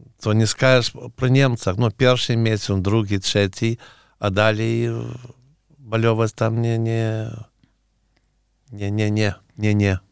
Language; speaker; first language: Polish; non-native, learner; Ukrainian